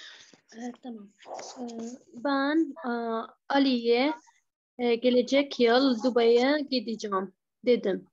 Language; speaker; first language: Turkish; non-native, learner; Arabic